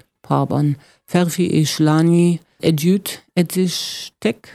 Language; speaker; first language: Hungarian; non-native, learner; German